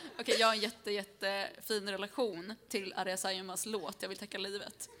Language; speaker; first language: Swedish; early bilingual, other home language; Spanish